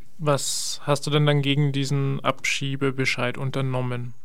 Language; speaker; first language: German; native; German